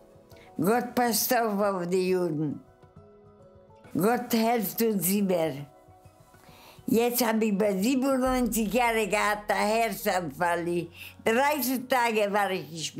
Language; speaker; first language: German; non-native, fluent; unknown